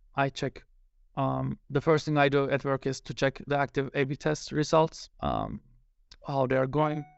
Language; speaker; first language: English; non-native, fluent; Turkish